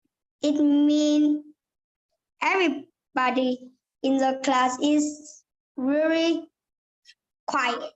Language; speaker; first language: English; non-native, learner; Vietnamese